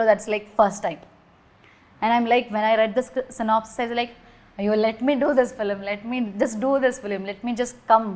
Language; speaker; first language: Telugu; non-native, learner; Malayalam